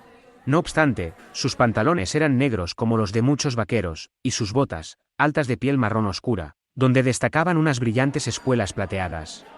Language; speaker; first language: Spanish; native; Spanish